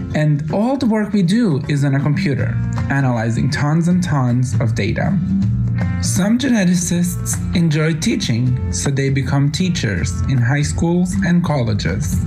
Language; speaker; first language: English; non-native, fluent; Bosnian